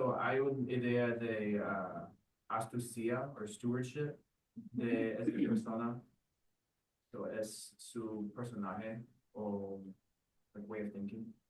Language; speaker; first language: Spanish; non-native, learner; English